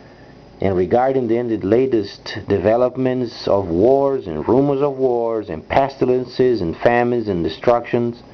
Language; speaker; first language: English; non-native, fluent; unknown